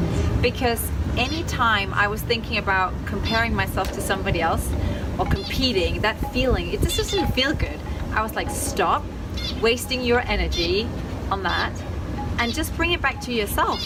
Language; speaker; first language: English; non-native, fluent; Danish